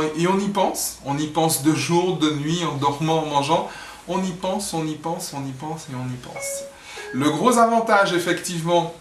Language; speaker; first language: French; native; French